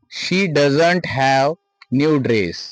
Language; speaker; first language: English; non-native, local second language; Marathi